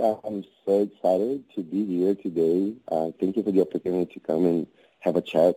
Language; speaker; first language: English; non-native, fluent; Portuguese